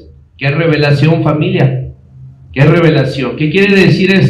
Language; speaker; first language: Spanish; native; Spanish